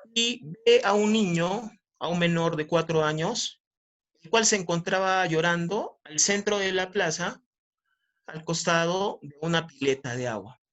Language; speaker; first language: Spanish; native; Spanish